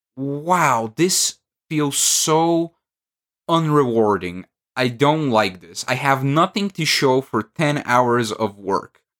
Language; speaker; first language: English; non-native, fluent; Bulgarian